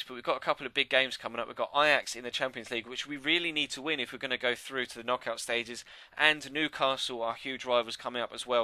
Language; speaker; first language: English; native; English